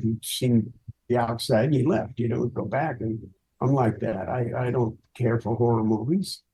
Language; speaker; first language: English; native; English